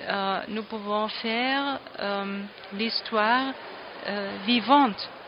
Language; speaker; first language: French; non-native, fluent; German